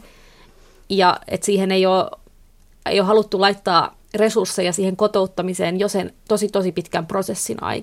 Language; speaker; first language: Finnish; native; Finnish